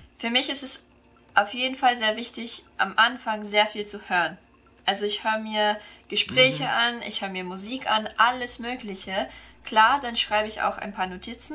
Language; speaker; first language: German; non-native, fluent; English